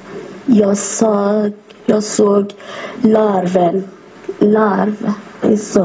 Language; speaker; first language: Swedish; non-native, learner; Persian